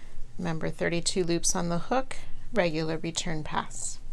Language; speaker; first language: English; native; English